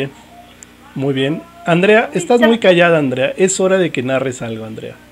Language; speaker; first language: Spanish; native; Spanish